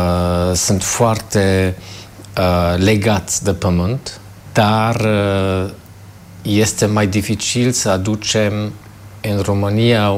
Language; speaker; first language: Romanian; non-native, fluent; German